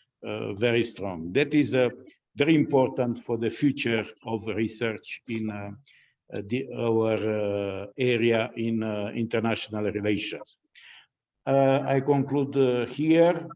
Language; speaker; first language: English; non-native, fluent; Romanian